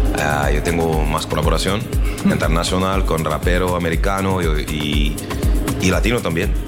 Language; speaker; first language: Spanish; non-native, learner; French